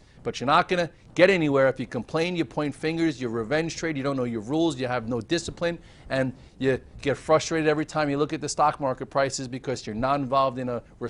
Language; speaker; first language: English; native; English